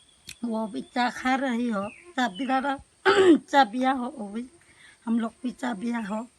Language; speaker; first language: Hindi; non-native, local second language; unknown